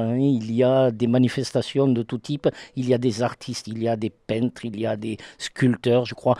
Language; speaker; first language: French; native; French